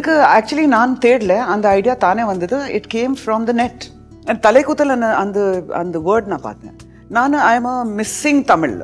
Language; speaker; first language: Tamil; early bilingual, heritage; Tamil